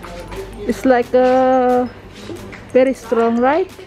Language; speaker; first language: English; non-native, learner; Filipino